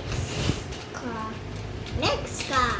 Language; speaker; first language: English; non-native, learner; Filipino